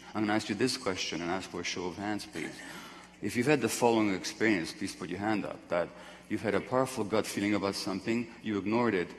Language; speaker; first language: English; non-native, fluent; Hungarian